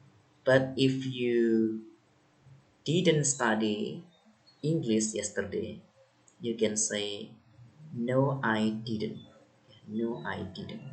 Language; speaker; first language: English; non-native, fluent; Indonesian